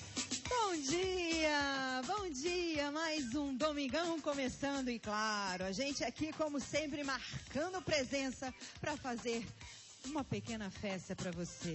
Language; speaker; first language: Portuguese; native; Portuguese